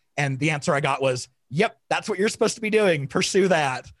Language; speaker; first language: English; native; English